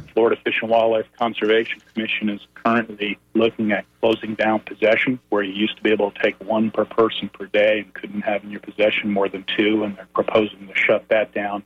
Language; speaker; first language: English; native; English